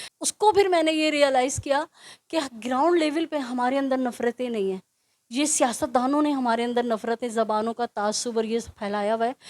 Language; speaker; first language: Urdu; native; Urdu